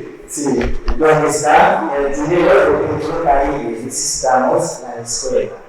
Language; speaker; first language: Spanish; non-native, learner; Haitian Creole